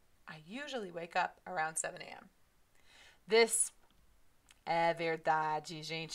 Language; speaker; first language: Portuguese; non-native, learner; English